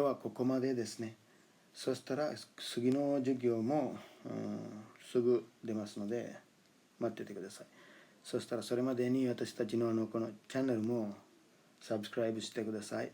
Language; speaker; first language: Japanese; non-native, fluent; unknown